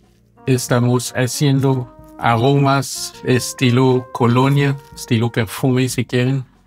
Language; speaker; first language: Spanish; non-native, fluent; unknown